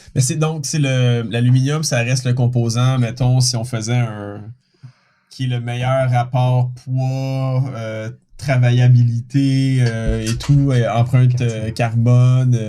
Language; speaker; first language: French; native; French